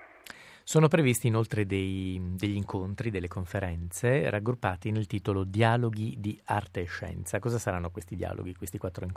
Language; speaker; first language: Italian; native; Italian